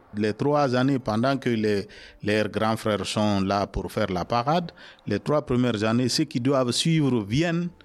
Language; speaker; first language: French; non-native, local second language; Mandingo